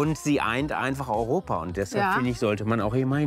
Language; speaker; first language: German; native; German